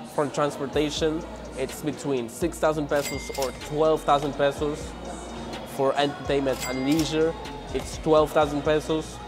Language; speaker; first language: English; non-native, fluent; Spanish